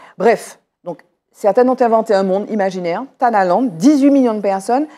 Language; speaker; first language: French; native; French